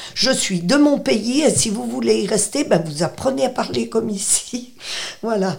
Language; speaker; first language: French; native; French